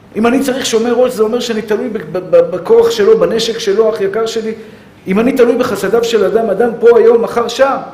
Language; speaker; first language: Hebrew; native; Hebrew